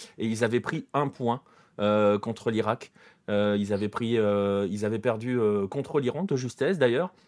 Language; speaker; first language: French; native; French